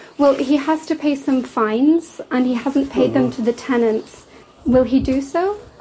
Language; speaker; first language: English; native; English